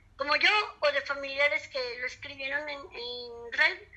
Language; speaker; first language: Spanish; native; Spanish